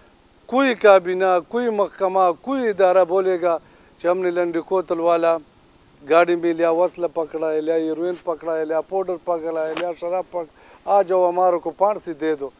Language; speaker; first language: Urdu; non-native, local second language; Pashto